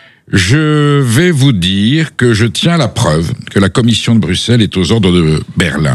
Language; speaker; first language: French; native; French